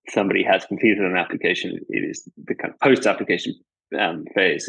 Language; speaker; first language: English; native; English